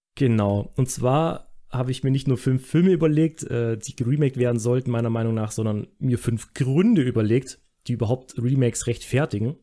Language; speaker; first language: German; native; German